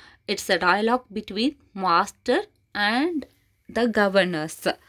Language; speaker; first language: English; non-native, local second language; Tamil